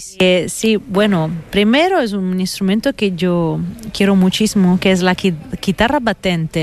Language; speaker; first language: Spanish; non-native, fluent; Italian